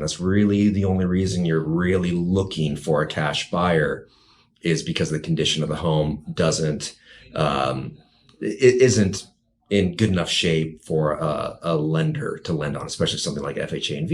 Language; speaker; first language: English; native; English